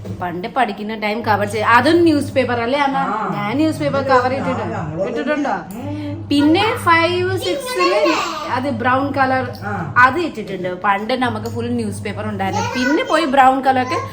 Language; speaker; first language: Malayalam; non-native, learner; Nepali